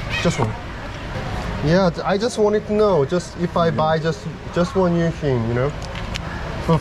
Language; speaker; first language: English; non-native, learner; Korean